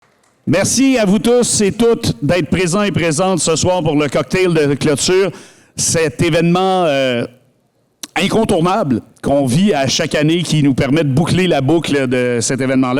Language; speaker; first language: French; native; French